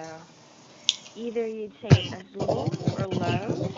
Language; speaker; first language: English; non-native, fluent; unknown